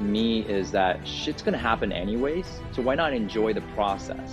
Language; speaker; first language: English; early bilingual, other home language; Chinese